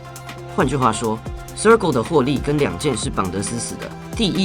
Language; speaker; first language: Chinese; native; Chinese